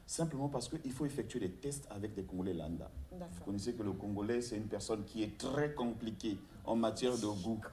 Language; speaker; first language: French; non-native, local second language; Lingala